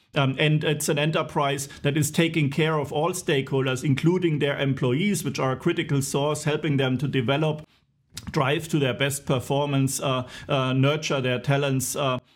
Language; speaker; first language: English; non-native, fluent; German